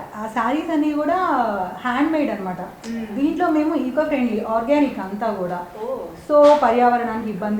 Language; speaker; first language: Telugu; native; Telugu